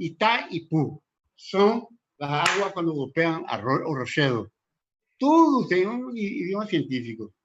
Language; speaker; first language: Portuguese; non-native, local second language; Spanish